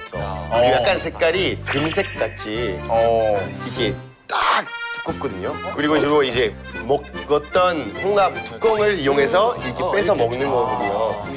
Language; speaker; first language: Korean; non-native, fluent; French